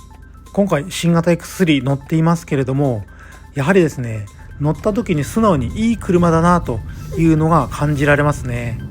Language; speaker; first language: Japanese; native; Japanese